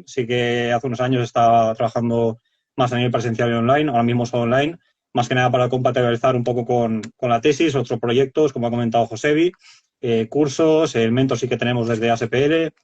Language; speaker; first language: Spanish; native; Spanish